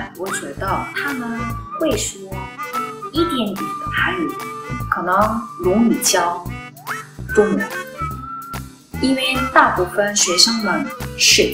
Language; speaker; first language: Chinese; non-native, learner; Korean